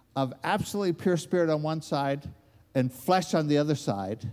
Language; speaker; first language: English; native; English